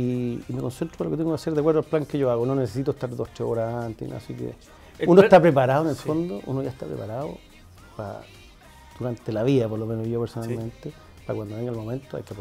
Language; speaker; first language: Spanish; native; Spanish